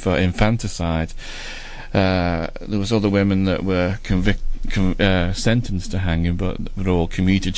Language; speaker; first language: English; native; English